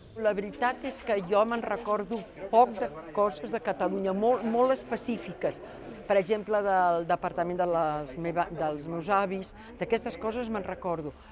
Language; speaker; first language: Catalan; native; Catalan